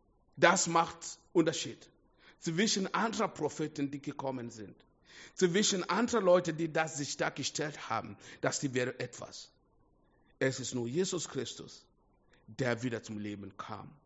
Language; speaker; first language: German; non-native, fluent; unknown